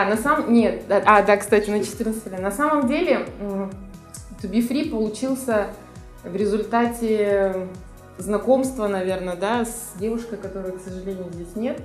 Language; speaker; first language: Russian; native; Russian